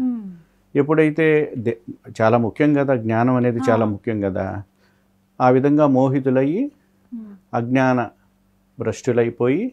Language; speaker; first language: Telugu; native; Telugu